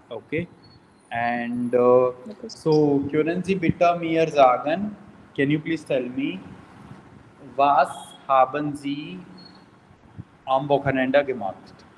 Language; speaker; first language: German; non-native, learner; Hindi